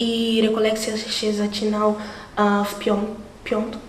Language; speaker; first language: Polish; non-native, learner; Portuguese